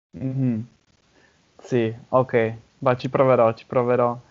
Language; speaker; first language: Italian; non-native, learner; English